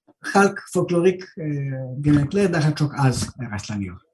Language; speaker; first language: Turkish; non-native, learner; Greek